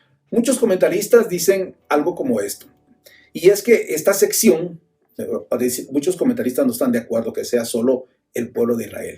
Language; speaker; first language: Spanish; native; Spanish